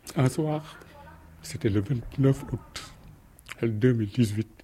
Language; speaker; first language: French; non-native, local second language; Wolof